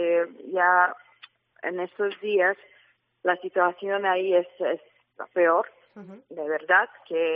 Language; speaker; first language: Spanish; non-native, fluent; Ukrainian